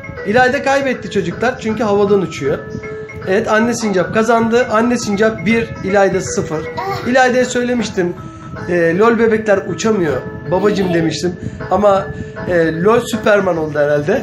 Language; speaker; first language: Turkish; native; Turkish